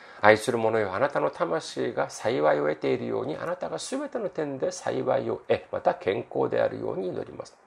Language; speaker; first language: Japanese; non-native, fluent; Korean